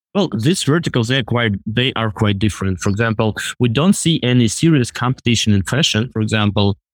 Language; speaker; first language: English; non-native, fluent; Russian